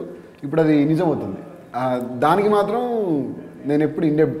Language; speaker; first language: Telugu; native; Telugu